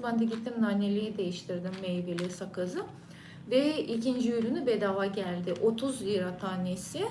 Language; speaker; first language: Turkish; non-native, fluent; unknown